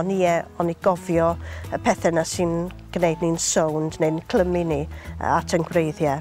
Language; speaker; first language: Welsh; native; Welsh